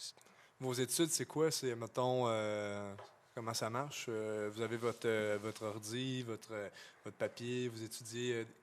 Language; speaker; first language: French; native; French